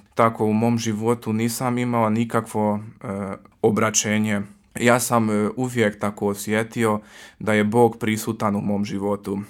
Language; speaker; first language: Croatian; early bilingual, heritage; Croatian